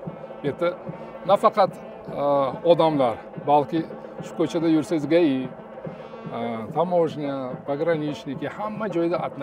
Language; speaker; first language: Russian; non-native, local second language; Uzbek